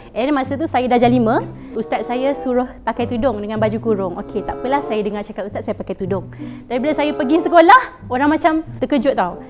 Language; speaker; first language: Malay; native; Malay